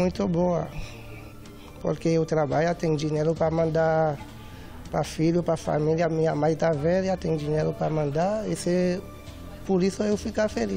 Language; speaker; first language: Portuguese; non-native, learner; Haitian Creole